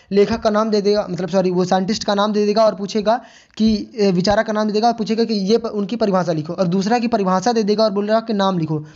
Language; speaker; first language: Hindi; native; Hindi